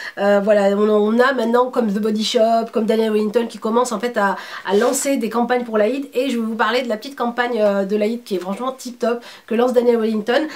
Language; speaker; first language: French; early bilingual, other home language; Arabic